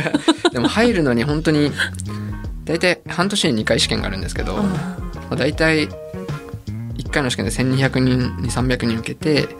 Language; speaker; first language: Japanese; native; Japanese